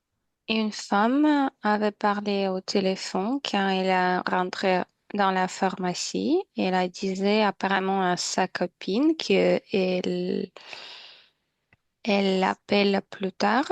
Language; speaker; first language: French; non-native, learner; Ukrainian